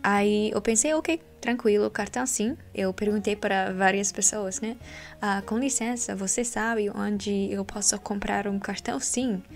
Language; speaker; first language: Portuguese; non-native, learner; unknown